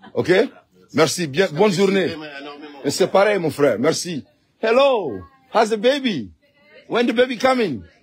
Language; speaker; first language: English; non-native, fluent; Bambara